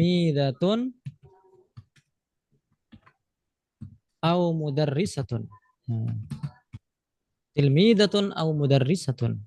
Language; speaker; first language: Arabic; non-native, fluent; Indonesian